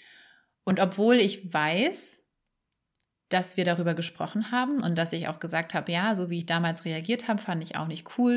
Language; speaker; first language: German; native; German